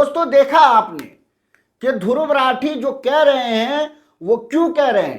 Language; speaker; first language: Hindi; native; Hindi